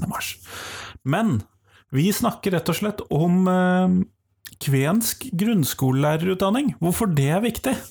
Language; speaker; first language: Norwegian; native; Norwegian